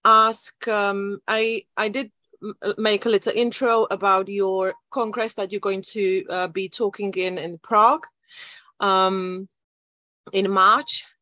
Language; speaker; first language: English; non-native, fluent; Czech